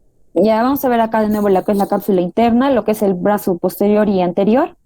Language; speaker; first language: Spanish; native; Spanish